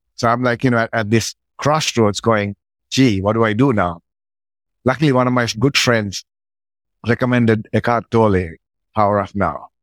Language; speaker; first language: English; non-native, local second language; Sinhala